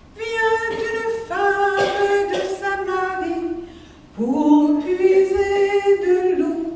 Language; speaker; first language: French; native; French